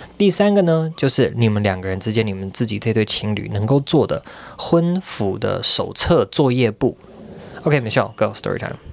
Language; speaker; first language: Chinese; native; Chinese